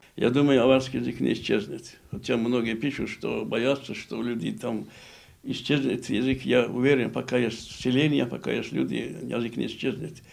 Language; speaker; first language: Russian; non-native, local second language; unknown